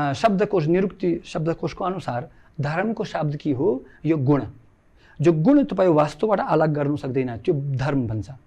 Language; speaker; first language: Nepali; non-native, fluent; Russian